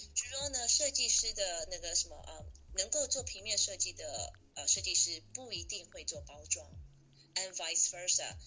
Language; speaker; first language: Chinese; native; Chinese